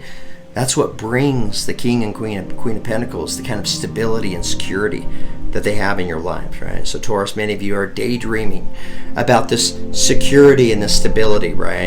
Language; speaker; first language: English; native; English